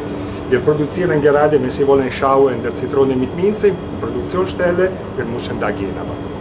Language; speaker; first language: German; non-native, learner; Italian